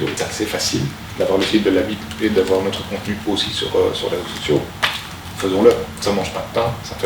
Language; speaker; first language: French; native; French